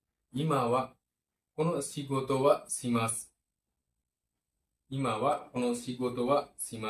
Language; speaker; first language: Japanese; non-native, learner; Bangla